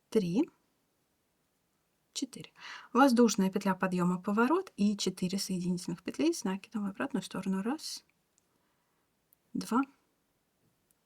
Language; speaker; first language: Russian; native; Russian